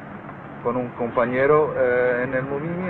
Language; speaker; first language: Portuguese; non-native, fluent; Spanish